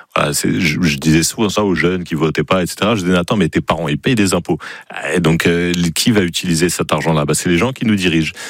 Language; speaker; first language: French; native; French